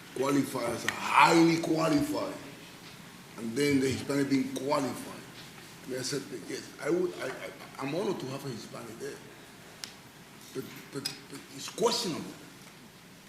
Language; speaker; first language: English; non-native, fluent; Spanish